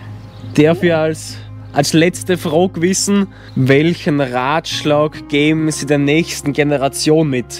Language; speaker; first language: German; native; German